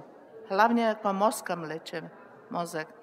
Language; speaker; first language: Czech; non-native, learner; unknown